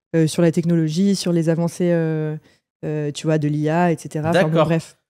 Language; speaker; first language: French; native; French